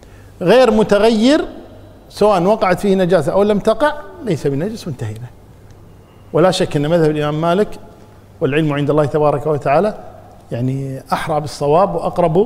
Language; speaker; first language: Arabic; native; Arabic